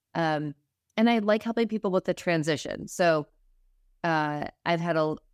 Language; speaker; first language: English; native; English